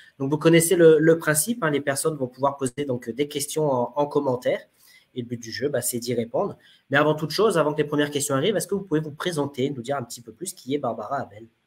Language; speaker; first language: French; native; French